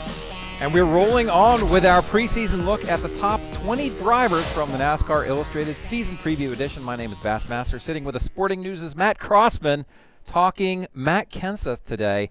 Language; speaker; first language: English; native; English